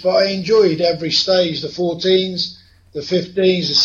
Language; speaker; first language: English; native; English